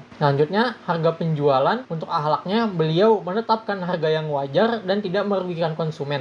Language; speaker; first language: Indonesian; native; Indonesian